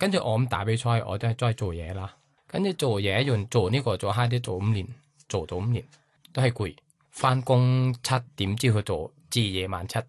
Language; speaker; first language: Cantonese; non-native, fluent; Thai